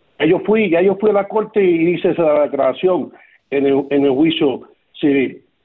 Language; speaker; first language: Spanish; early bilingual, other home language; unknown